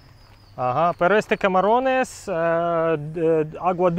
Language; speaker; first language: Spanish; non-native, learner; Russian